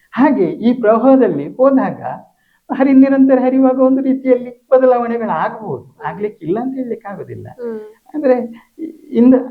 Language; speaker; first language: Kannada; native; Kannada